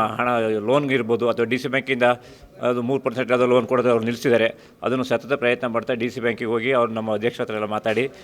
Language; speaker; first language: Kannada; native; Kannada